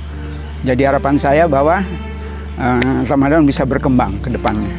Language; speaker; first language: Indonesian; non-native, local second language; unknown